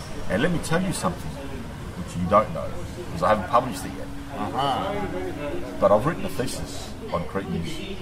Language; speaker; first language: English; early bilingual, other home language; Greek